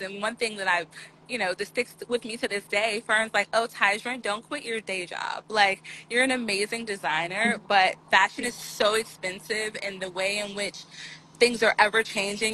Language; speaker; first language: English; native; English